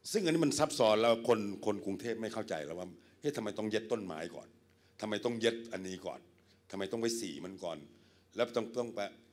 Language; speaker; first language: Thai; native; Thai